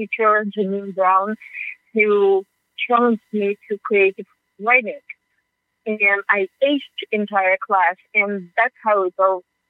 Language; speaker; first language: English; non-native, fluent; Russian